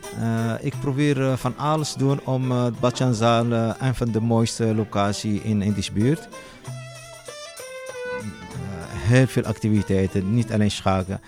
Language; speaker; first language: Dutch; non-native, learner; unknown